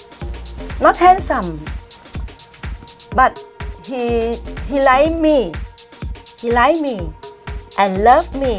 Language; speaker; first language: English; non-native, learner; Thai